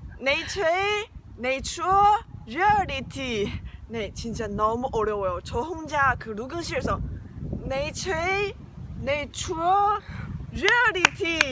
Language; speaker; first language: Korean; non-native, learner; Chinese